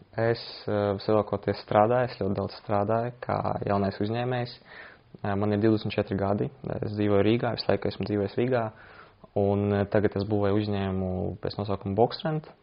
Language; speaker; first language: Latvian; non-native, local second language; Russian